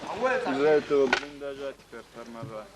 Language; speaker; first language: Russian; non-native, local second language; Chechen